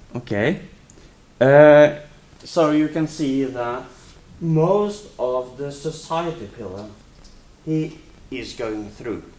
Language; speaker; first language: English; non-native, fluent; Norwegian